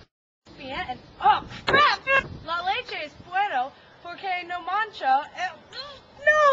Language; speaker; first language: Spanish; non-native, learner; English